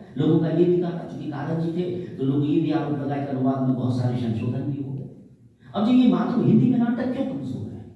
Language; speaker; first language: Hindi; native; Hindi